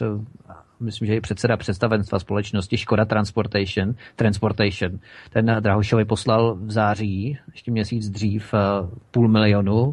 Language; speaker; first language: Czech; native; Czech